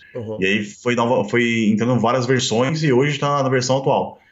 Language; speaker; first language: Portuguese; native; Portuguese